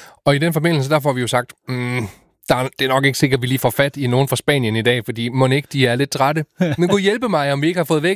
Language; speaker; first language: Danish; native; Danish